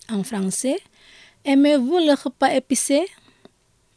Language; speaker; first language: French; non-native, fluent; Indonesian